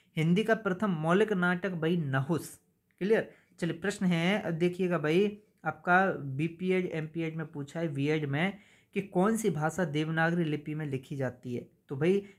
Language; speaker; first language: Hindi; native; Hindi